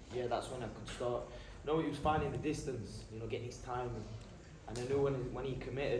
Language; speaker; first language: English; native; English